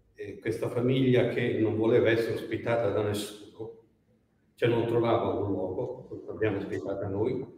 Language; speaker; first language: Italian; native; Italian